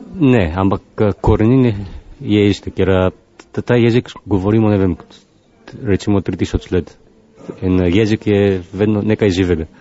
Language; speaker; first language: Slovenian; non-native, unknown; Greek